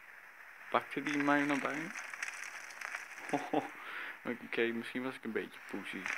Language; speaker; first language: Dutch; native; Dutch